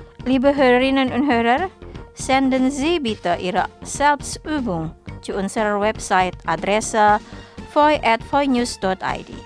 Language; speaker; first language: German; non-native, fluent; Indonesian